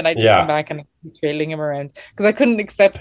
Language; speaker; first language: English; native; English